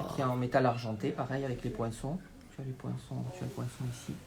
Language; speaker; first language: French; native; French